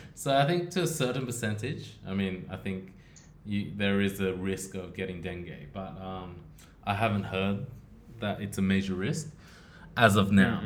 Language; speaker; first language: English; early bilingual, other home language; Japanese